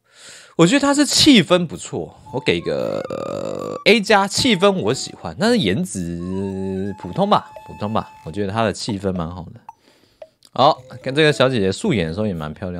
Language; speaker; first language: Chinese; native; Chinese